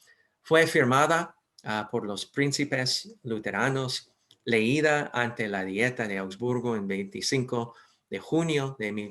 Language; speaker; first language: Spanish; non-native, fluent; English